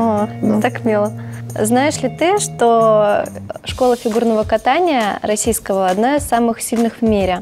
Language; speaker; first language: Russian; native; Russian